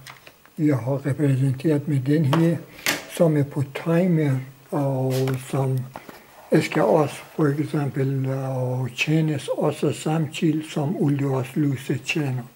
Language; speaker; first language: Danish; non-native, local second language; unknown